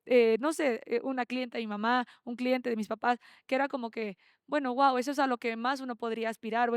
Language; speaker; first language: Spanish; native; Spanish